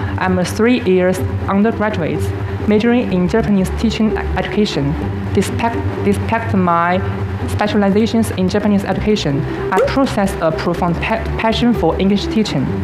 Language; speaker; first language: English; non-native, fluent; Chinese